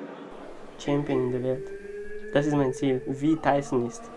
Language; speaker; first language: German; non-native, learner; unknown